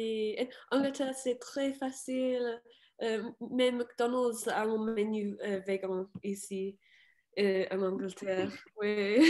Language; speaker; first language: French; non-native, learner; English